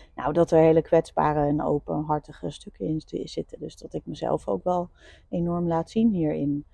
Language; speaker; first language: Dutch; native; Dutch